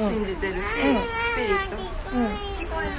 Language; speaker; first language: Japanese; native; Japanese